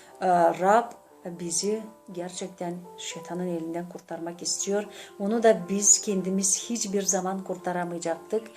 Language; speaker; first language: Turkish; non-native, learner; Gagauz